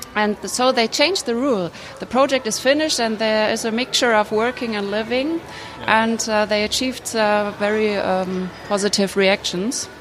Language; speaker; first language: English; non-native, fluent; German